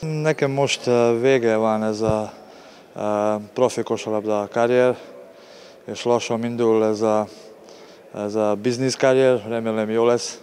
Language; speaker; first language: Hungarian; non-native, learner; Serbian